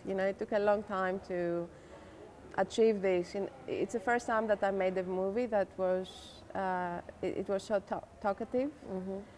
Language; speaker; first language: English; non-native, fluent; Greek